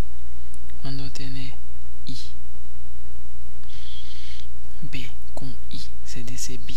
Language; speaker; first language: Spanish; non-native, fluent; Haitian Creole